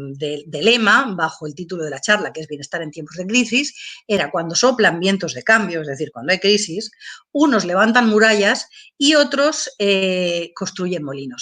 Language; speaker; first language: Spanish; native; Spanish